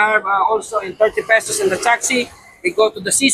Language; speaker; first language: English; non-native, learner; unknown